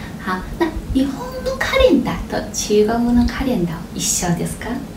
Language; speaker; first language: Japanese; non-native, learner; Chinese